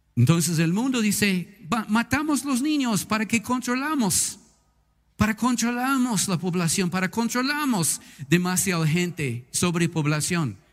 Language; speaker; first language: Spanish; non-native, fluent; English